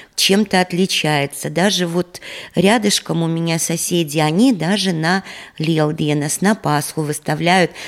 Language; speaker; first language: Russian; native; Russian